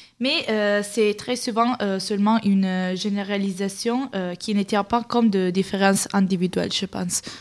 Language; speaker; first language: French; non-native, fluent; Italian